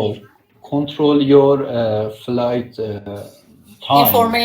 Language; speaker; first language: English; non-native, learner; Persian